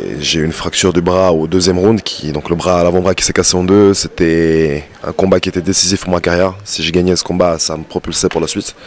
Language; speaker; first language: French; native; French